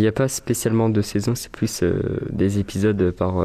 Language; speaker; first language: French; native; French